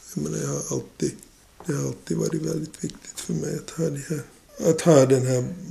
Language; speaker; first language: Swedish; native; Swedish